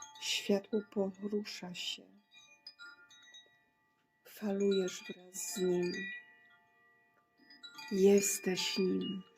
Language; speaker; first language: Polish; native; Polish